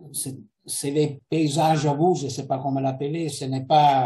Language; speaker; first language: French; non-native, fluent; Italian